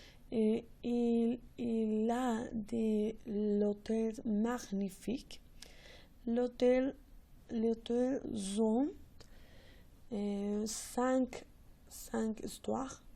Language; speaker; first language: French; non-native, learner; Spanish